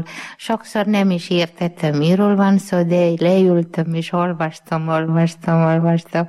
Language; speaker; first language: Hungarian; non-native, learner; Malayalam